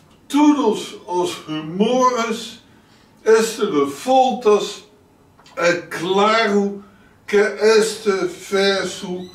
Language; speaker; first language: Portuguese; non-native, learner; Dutch